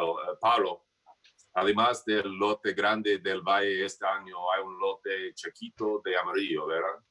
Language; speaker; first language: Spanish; non-native, fluent; English